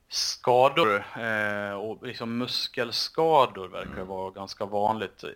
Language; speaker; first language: Swedish; native; Swedish